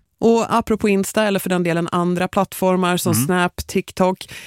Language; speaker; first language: Swedish; native; Swedish